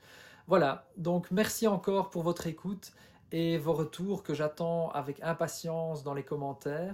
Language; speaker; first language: French; native; French